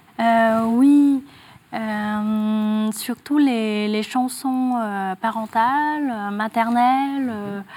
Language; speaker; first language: French; non-native, fluent; Vietnamese